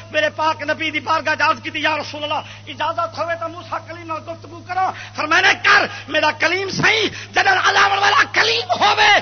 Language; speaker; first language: Urdu; native; Urdu